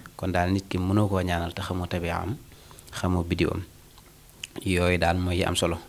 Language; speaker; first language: Wolof; native; Wolof